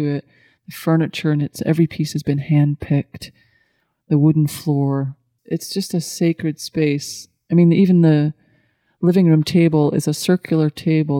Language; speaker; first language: English; native; English